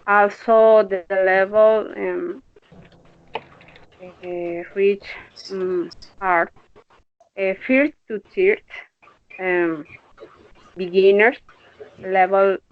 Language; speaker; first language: English; non-native, learner; Spanish